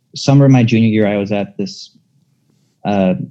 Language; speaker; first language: English; native; English